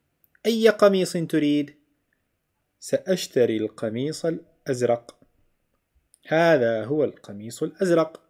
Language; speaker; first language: Arabic; non-native, fluent; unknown